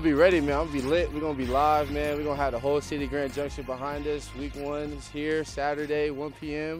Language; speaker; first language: English; native; English